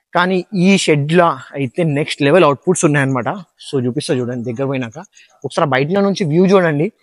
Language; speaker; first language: Telugu; non-native, local second language; Hindi